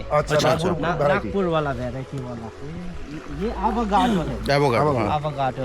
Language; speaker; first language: Hindi; non-native, local second language; Nepali